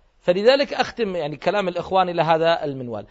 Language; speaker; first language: Arabic; native; Arabic